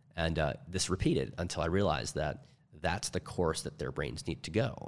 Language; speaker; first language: English; native; English